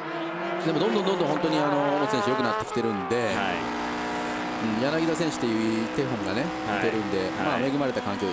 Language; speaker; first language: Japanese; native; Japanese